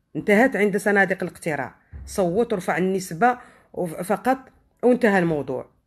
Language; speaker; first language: Arabic; native; Arabic